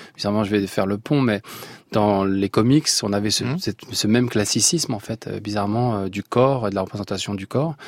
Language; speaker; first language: French; non-native, local second language; Arabic